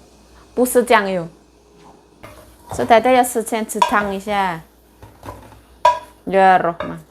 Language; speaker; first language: Chinese; non-native, learner; Indonesian